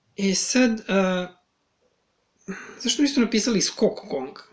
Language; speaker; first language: Serbian; native; Serbian